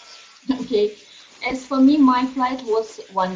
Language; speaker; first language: English; non-native, learner; Russian